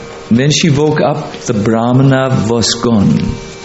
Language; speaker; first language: English; non-native, fluent; German